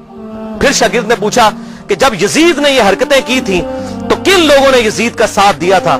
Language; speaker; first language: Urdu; non-native, local second language; Punjabi